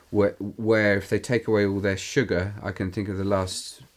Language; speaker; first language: English; native; English